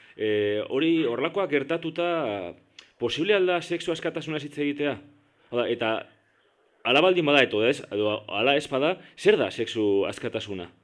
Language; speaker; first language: Basque; native; Basque